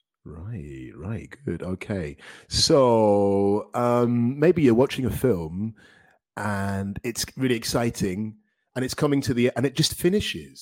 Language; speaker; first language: English; native; English